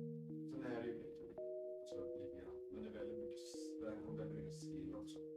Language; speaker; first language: Swedish; native; Swedish